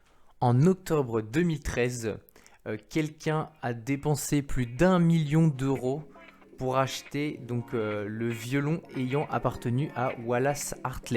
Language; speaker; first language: French; native; French